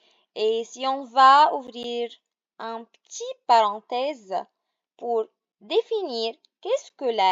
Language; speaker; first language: French; non-native, local second language; Arabic